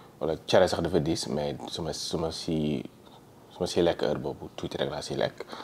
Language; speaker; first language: Wolof; early bilingual, heritage; Wolof